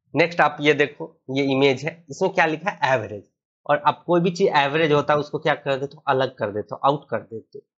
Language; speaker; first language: Hindi; native; Hindi